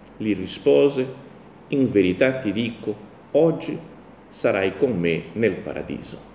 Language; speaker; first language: Italian; non-native, fluent; Portuguese